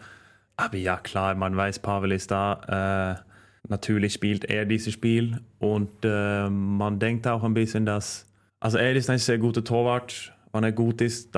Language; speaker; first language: German; non-native, fluent; Norwegian